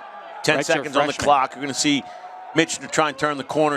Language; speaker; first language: English; native; English